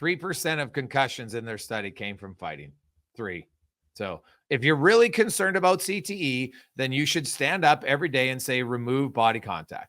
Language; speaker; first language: English; native; English